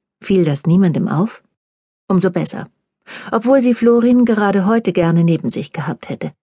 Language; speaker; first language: German; native; German